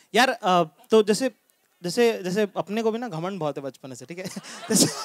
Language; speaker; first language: Hindi; native; Hindi